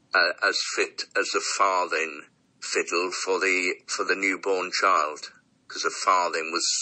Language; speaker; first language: English; native; English